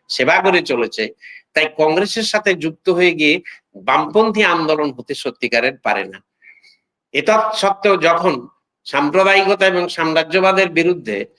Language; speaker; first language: Bangla; native; Bangla